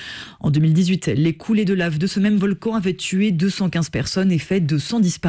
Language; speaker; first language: French; native; French